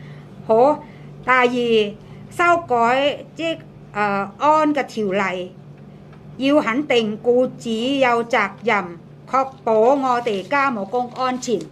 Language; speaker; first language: Cantonese; non-native, fluent; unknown